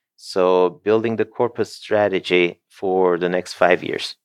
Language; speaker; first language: English; non-native, fluent; Turkish